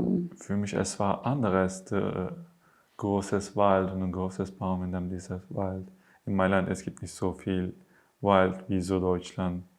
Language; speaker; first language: German; non-native, learner; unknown